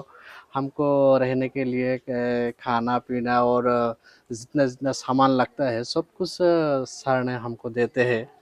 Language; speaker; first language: Hindi; non-native, local second language; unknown